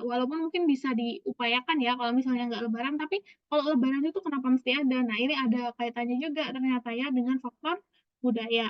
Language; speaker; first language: Indonesian; native; Indonesian